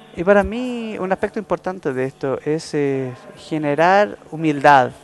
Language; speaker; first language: Spanish; non-native, fluent; English